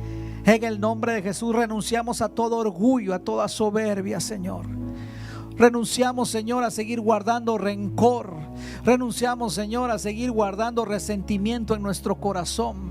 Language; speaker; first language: Spanish; native; Spanish